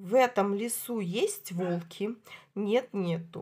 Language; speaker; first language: Russian; native; Russian